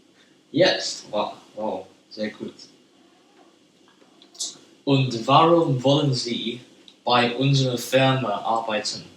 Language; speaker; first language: German; non-native, learner; English